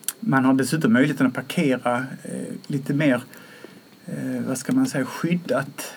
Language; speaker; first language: Swedish; native; Swedish